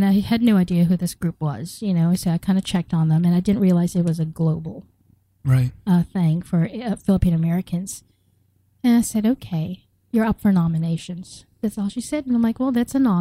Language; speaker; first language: English; native; English